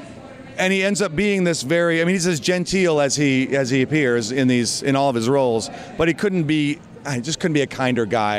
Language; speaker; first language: English; native; English